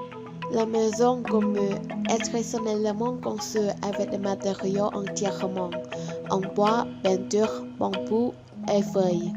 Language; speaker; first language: French; non-native, learner; Vietnamese